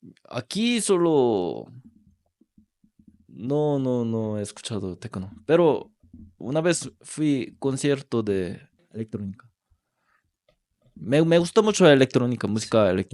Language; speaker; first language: Spanish; non-native, learner; Korean